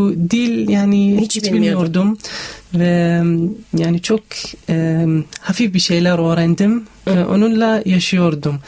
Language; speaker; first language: Turkish; non-native, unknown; Arabic